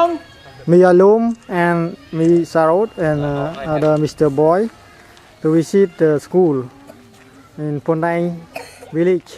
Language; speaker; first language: English; non-native, learner; Lao